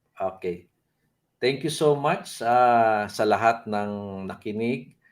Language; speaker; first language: Filipino; native; Filipino